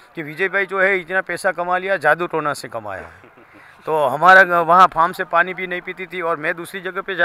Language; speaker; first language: Hindi; non-native, local second language; Gujarati